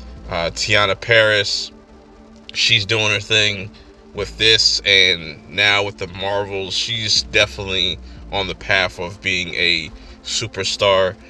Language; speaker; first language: English; native; English